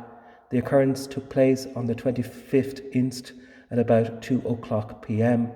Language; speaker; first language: English; native; English